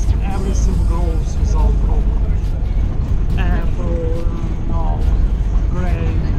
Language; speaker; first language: English; non-native, learner; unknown